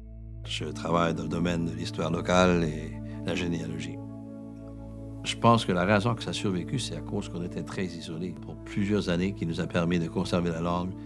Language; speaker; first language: French; native; French